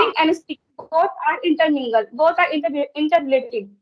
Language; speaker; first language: English; non-native, learner; Hindi